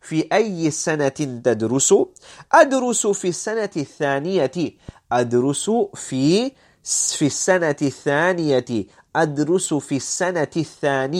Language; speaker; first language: Arabic; non-native, fluent; English